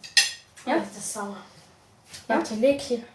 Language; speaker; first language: German; early bilingual, other home language; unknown